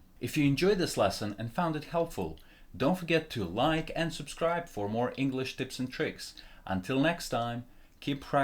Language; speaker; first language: English; non-native, fluent; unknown